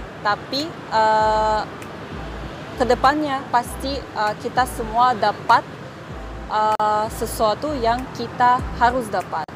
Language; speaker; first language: Indonesian; non-native, fluent; Russian